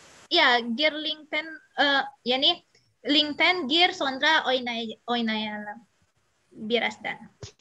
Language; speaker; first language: Turkish; non-native, fluent; Indonesian